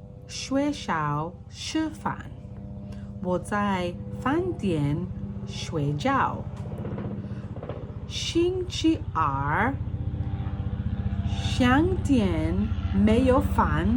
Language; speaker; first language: Chinese; non-native, learner; English